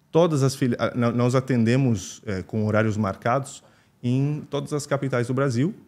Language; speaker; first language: Portuguese; non-native, fluent; Italian